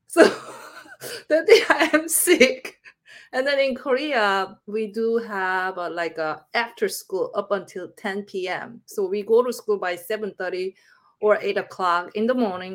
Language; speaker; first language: English; non-native, learner; Korean